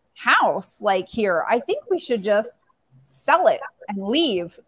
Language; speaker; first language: English; native; English